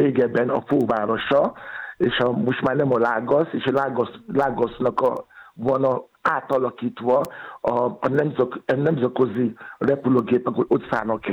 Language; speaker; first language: Hungarian; non-native, fluent; Yoruba